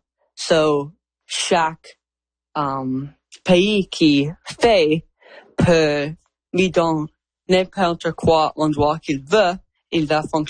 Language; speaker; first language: French; non-native, learner; English